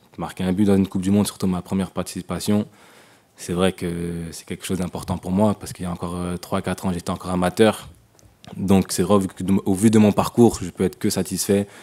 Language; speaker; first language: French; native; French